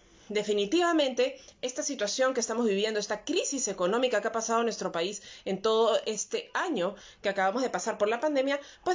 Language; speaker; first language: Spanish; native; Spanish